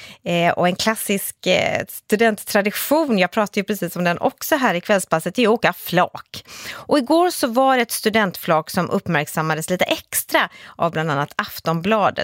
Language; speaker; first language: Swedish; native; Swedish